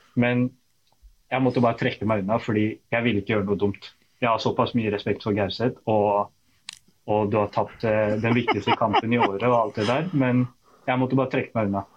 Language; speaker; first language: Norwegian; early bilingual, other home language; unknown